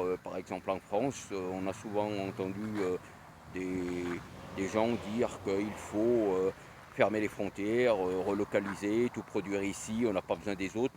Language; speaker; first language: French; native; French